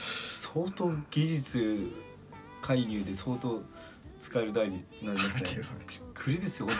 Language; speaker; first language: Japanese; native; Japanese